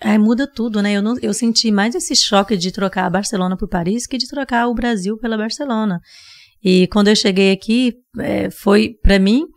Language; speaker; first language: Portuguese; native; Portuguese